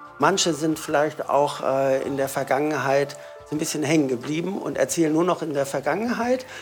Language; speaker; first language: German; native; German